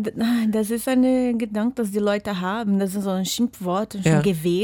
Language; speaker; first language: German; non-native, fluent; Portuguese